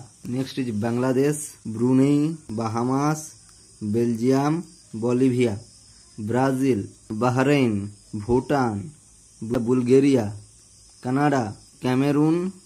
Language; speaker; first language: English; non-native, local second language; Hindi